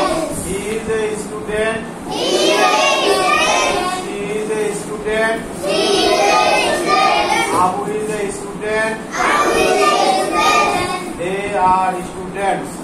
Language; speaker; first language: English; non-native, learner; Bangla